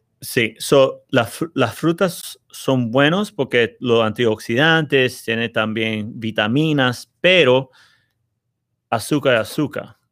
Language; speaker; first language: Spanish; early bilingual, heritage; Spanish